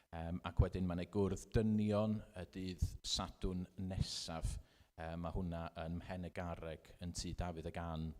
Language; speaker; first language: Welsh; native; Welsh